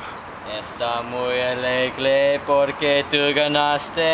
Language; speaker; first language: Spanish; non-native, learner; English